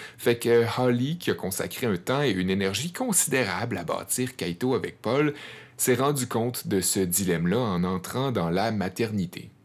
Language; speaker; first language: French; native; French